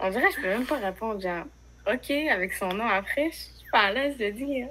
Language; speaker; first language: French; native; French